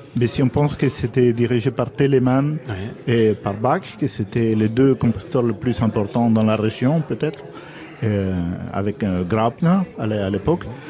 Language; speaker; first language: French; non-native, fluent; Spanish